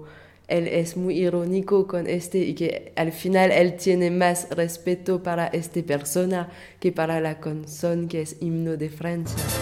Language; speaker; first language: Spanish; non-native, fluent; French